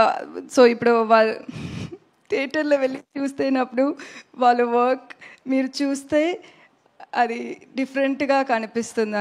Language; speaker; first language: Telugu; non-native, learner; Tamil